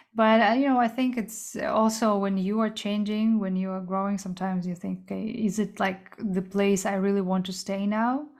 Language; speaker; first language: English; early bilingual, other home language; Korean